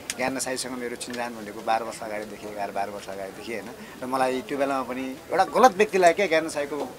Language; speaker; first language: Nepali; native; Nepali